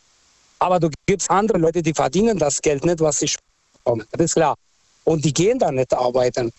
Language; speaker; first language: German; non-native, fluent; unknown